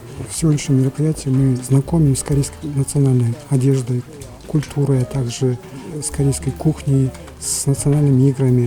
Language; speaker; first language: Russian; non-native, fluent; Korean